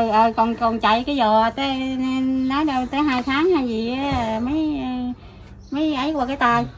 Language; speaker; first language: Vietnamese; native; Vietnamese